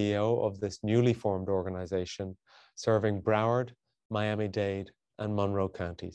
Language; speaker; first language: English; native; English